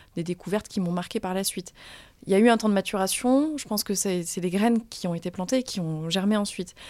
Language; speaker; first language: French; native; French